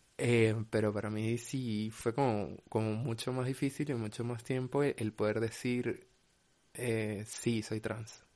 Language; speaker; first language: Spanish; native; Spanish